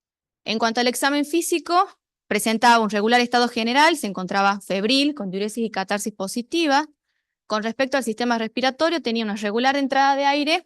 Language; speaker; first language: Spanish; native; Spanish